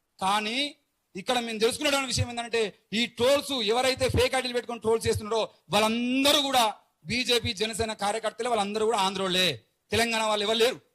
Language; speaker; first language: Telugu; native; Telugu